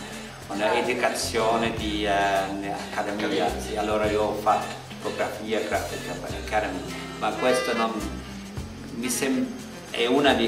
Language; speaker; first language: Italian; non-native, learner; German